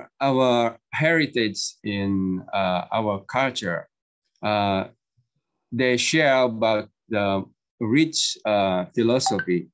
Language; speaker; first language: English; non-native, learner; Indonesian